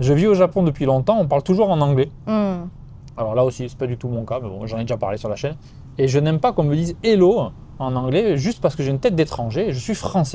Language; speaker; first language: French; native; French